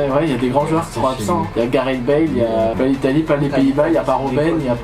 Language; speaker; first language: French; native; French